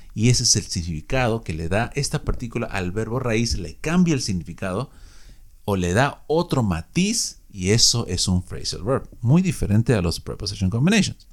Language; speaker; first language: Spanish; native; Spanish